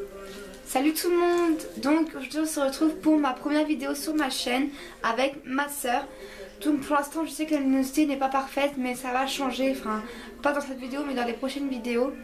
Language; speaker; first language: French; early bilingual, other home language; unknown